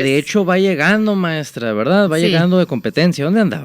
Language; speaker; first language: Spanish; native; Spanish